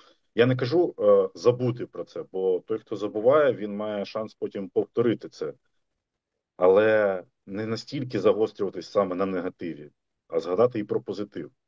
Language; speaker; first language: Ukrainian; native; Ukrainian